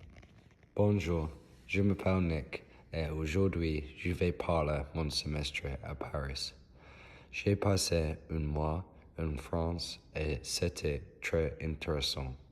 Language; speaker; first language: French; non-native, learner; English